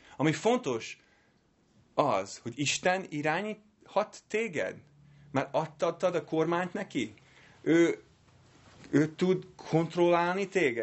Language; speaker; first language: Hungarian; non-native, fluent; English